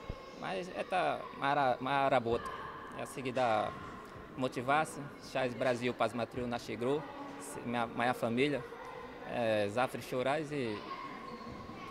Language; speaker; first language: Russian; non-native, learner; Portuguese